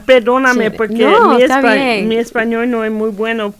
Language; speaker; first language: Spanish; early bilingual, heritage; Spanish